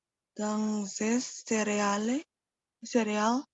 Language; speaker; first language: French; non-native, learner; Indonesian